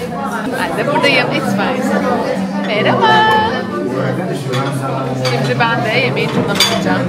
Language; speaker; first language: Turkish; native; Turkish